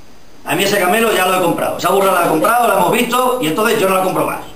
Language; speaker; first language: Spanish; native; Spanish